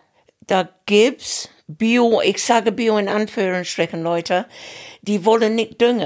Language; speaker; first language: German; non-native, fluent; English